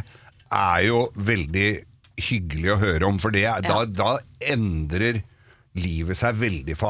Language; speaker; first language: Norwegian; native; Norwegian